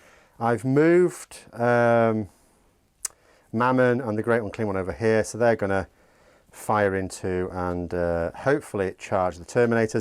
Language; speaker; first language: English; native; English